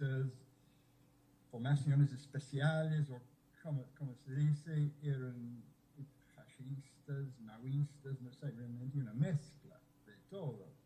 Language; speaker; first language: Spanish; non-native, fluent; English